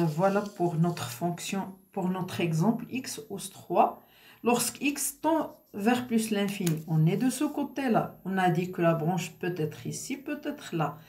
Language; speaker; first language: French; non-native, local second language; Arabic